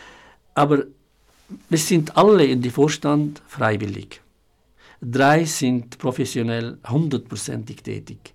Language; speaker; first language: German; non-native, fluent; Arabic